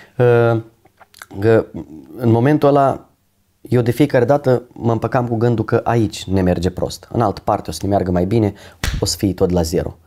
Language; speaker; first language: Romanian; native; Romanian